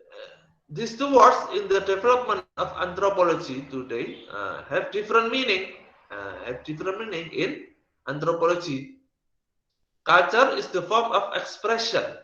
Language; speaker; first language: English; non-native, learner; Indonesian